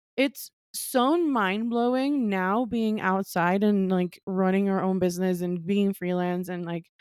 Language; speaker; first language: English; non-native, fluent; Spanish